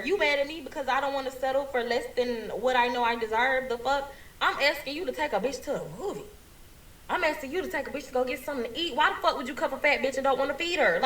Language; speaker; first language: English; native; English